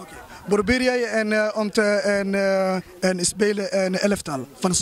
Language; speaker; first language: Dutch; non-native, learner; Somali